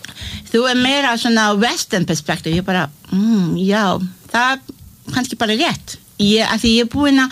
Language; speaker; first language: Icelandic; non-native, learner; Malay